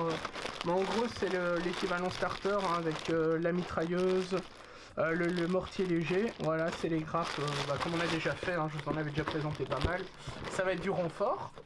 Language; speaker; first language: French; native; French